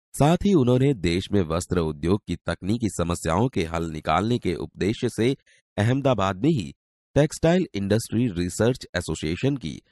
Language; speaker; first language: Hindi; non-native, local second language; Gujarati